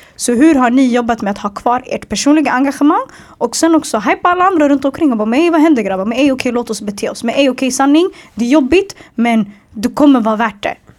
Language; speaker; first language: Swedish; early bilingual, other home language; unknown